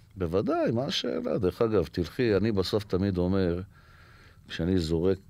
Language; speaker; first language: Hebrew; native; Hebrew